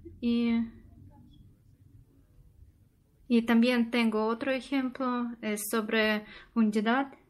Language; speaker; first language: Spanish; non-native, learner; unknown